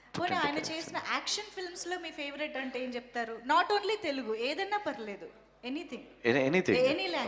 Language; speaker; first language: Telugu; native; Telugu